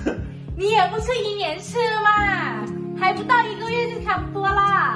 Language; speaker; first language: Chinese; non-native, fluent; Thai